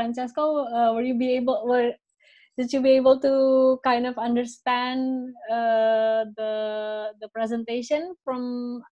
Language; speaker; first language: English; non-native, fluent; Indonesian